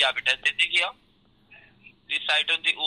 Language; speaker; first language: German; non-native, learner; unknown